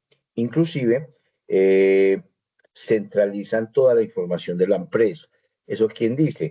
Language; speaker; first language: Spanish; native; Spanish